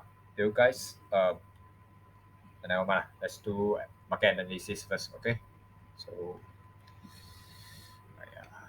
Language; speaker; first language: English; non-native, local second language; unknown